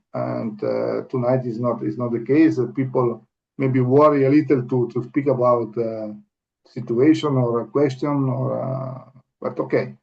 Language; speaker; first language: English; non-native, learner; Italian